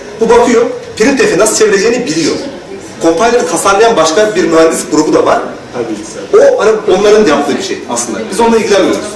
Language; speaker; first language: Turkish; native; Turkish